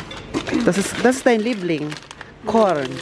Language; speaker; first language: German; non-native, learner; Filipino